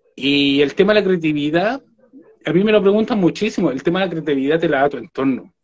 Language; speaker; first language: Spanish; native; Spanish